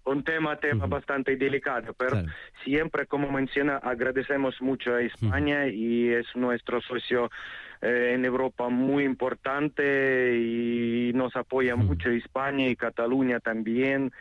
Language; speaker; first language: Spanish; non-native, fluent; Ukrainian